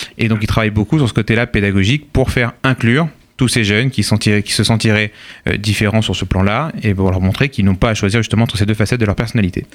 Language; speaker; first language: French; native; French